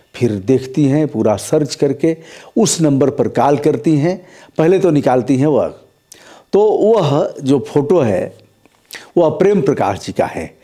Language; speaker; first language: Hindi; native; Hindi